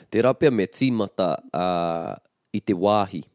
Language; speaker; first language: Māori; non-native, local second language; English